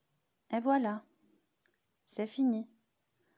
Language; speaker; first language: French; non-native, local second language; Arabic